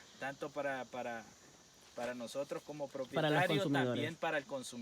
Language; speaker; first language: Spanish; native; Spanish